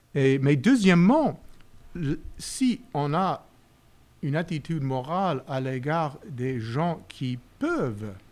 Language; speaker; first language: French; non-native, fluent; English